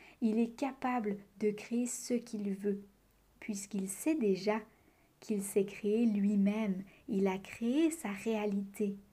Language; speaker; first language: French; native; French